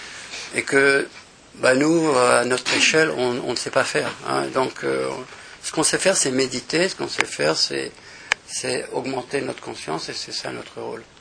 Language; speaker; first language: French; native; French